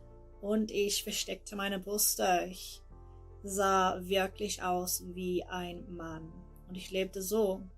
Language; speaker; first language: German; non-native, learner; English